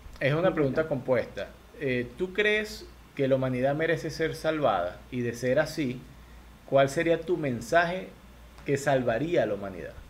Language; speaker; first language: Spanish; native; Spanish